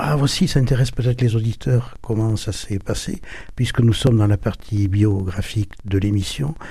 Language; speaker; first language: French; early bilingual, other home language; German